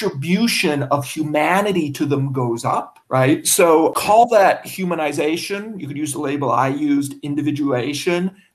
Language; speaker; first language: English; native; English